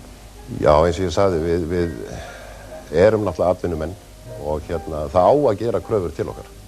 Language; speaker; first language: Icelandic; native; Icelandic